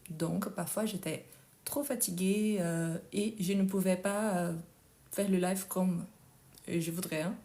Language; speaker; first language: French; non-native, fluent; Portuguese